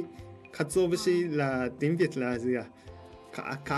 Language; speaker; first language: Vietnamese; non-native, fluent; Japanese